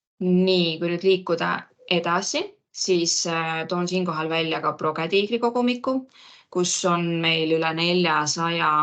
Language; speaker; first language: Estonian; native; Estonian